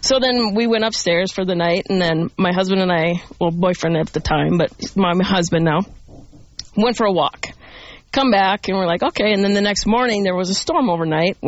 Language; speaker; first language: English; native; English